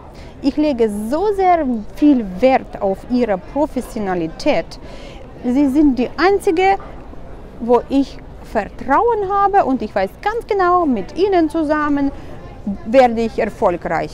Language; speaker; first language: German; non-native, fluent; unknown